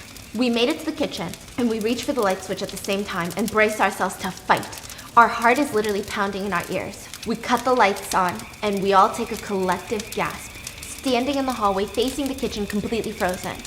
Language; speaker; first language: English; native; English